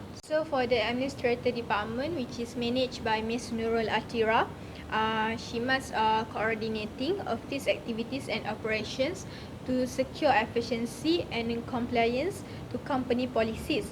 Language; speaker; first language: English; non-native, learner; Malay